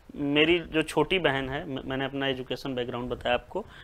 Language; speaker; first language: Hindi; native; Hindi